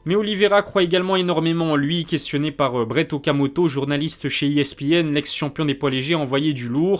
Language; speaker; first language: French; native; French